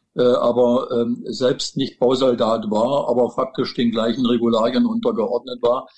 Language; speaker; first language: German; native; German